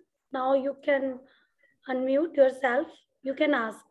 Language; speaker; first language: English; non-native, local second language; Hindi